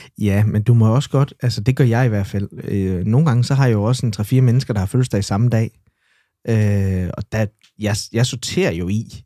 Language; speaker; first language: Danish; native; Danish